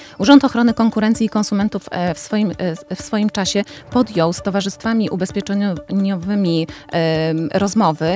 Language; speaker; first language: Polish; native; Polish